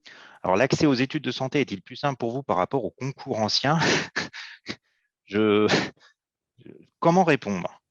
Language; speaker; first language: French; native; French